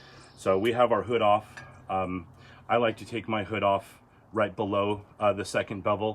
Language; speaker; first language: English; native; English